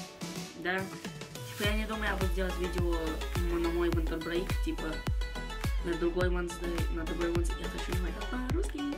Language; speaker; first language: Russian; early bilingual, heritage; Russian